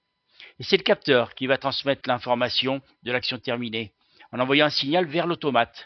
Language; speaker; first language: French; native; French